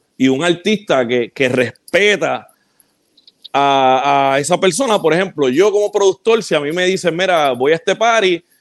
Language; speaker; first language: Spanish; native; Spanish